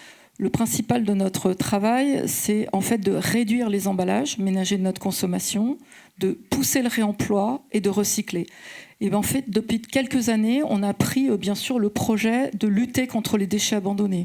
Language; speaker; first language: French; native; French